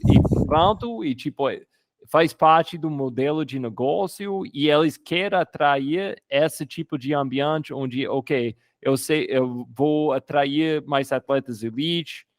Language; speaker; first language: Portuguese; non-native, fluent; English